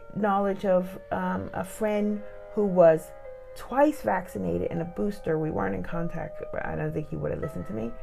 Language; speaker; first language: English; native; English